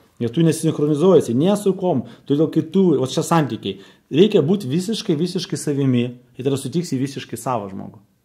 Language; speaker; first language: Lithuanian; native; Lithuanian